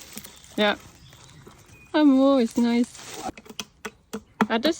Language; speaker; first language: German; native; German